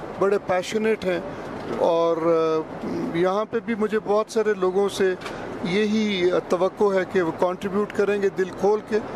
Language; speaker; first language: Urdu; non-native, local second language; Punjabi